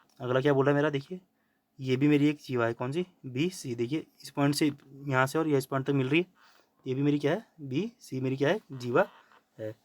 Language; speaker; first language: Hindi; native; Hindi